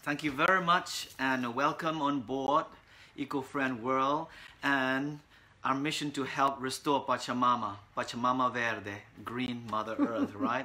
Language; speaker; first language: English; non-native, local second language; Khasi